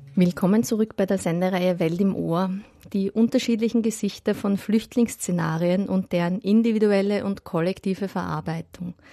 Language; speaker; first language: German; native; German